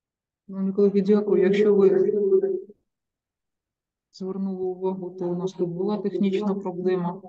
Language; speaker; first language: Ukrainian; native; Ukrainian